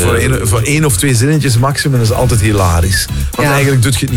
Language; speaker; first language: Dutch; native; Dutch